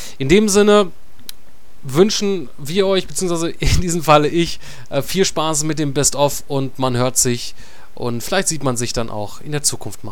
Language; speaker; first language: German; native; German